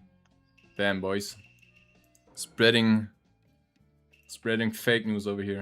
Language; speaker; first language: English; non-native, fluent; German